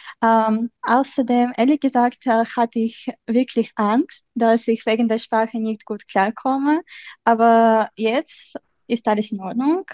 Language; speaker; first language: German; non-native, fluent; Ukrainian